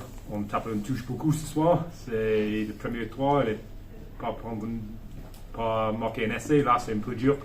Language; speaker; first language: French; non-native, learner; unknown